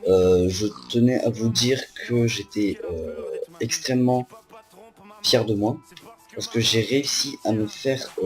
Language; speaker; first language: French; native; French